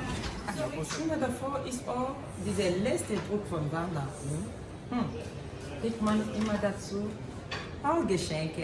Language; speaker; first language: German; non-native, fluent; Lingala